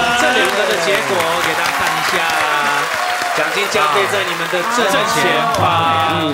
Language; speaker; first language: Chinese; native; Chinese